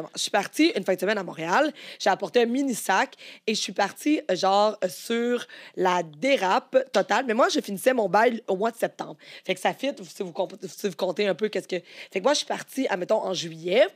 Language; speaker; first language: French; native; French